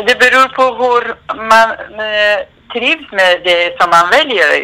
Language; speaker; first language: Swedish; non-native, fluent; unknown